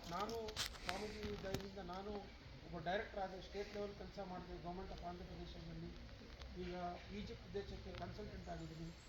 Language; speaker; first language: Kannada; native; Kannada